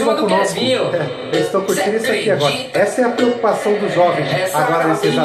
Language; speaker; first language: Portuguese; native; Portuguese